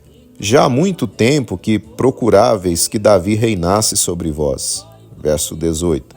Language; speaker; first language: Portuguese; native; Portuguese